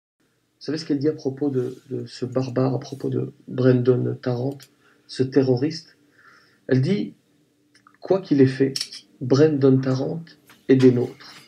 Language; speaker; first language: French; native; French